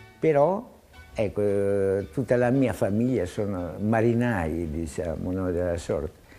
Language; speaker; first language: Italian; non-native, fluent; Greek